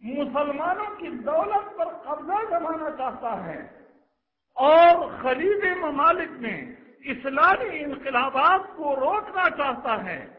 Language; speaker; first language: Urdu; non-native, local second language; Pashto